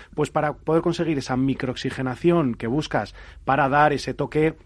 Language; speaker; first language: Spanish; native; Spanish